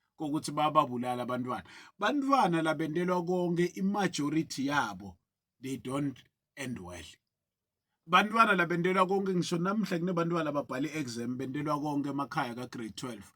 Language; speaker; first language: Zulu; non-native, local second language; Swati